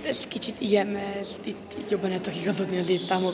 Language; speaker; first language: Hungarian; native; Hungarian